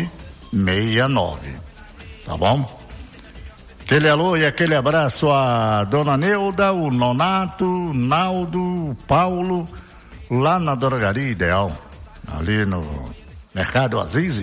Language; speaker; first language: Portuguese; native; Portuguese